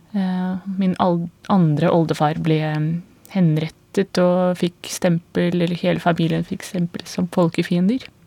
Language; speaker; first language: Norwegian; non-native, fluent; Russian